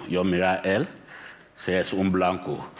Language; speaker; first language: Spanish; non-native, learner; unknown